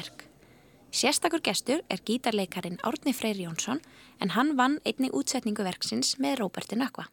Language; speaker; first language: Icelandic; native; Icelandic